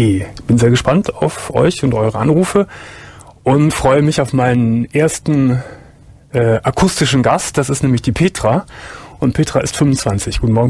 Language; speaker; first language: German; native; German